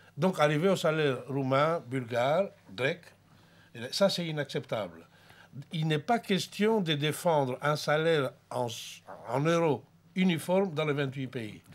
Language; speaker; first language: French; non-native, fluent; Greek